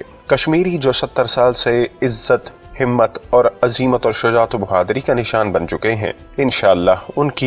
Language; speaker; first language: Urdu; native; Urdu